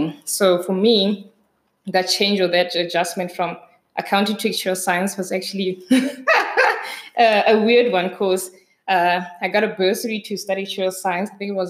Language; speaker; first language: English; non-native, local second language; Southern Sotho